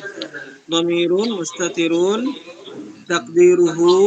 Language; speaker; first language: Arabic; non-native, fluent; Indonesian